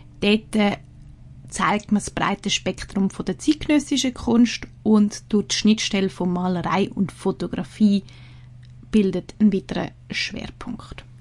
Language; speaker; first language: German; native; German